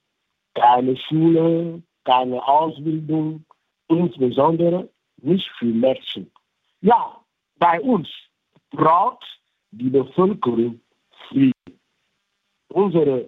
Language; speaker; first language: German; non-native, fluent; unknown